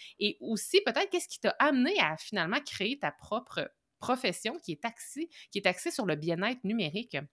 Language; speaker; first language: French; native; French